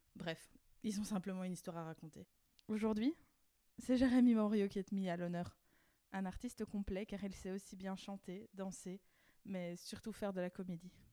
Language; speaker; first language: French; native; French